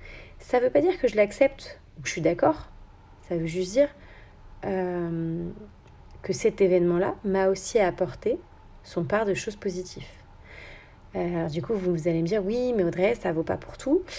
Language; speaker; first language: French; native; French